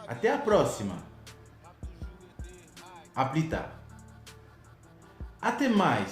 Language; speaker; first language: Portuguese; non-native, fluent; Haitian Creole